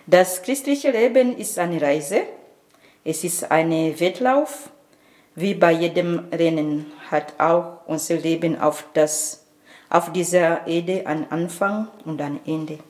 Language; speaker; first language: German; non-native, learner; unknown